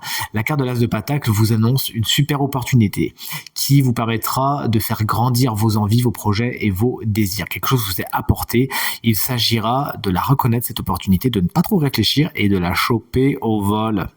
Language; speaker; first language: French; native; French